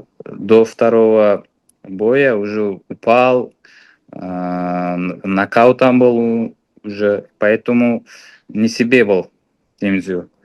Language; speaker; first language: Russian; non-native, fluent; Uzbek